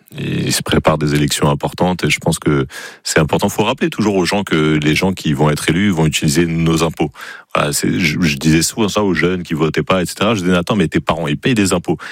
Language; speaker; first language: French; native; French